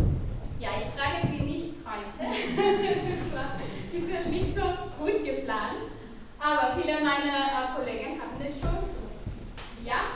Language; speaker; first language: German; non-native, learner; Catalan